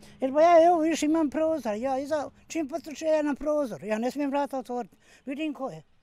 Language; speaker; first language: Croatian; native; Croatian